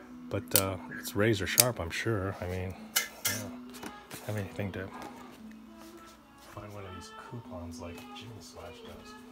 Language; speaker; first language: English; native; English